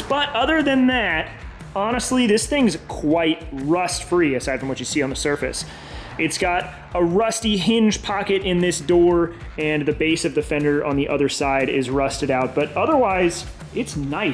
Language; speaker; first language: English; native; English